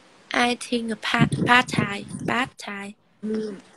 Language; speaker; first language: English; non-native, learner; Vietnamese